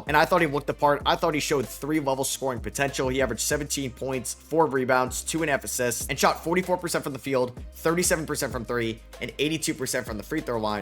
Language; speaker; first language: English; native; English